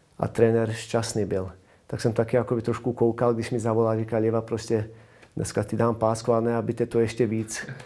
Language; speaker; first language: Czech; non-native, fluent; Bosnian